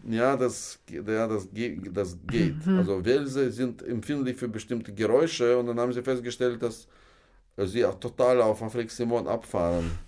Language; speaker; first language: German; non-native, fluent; Russian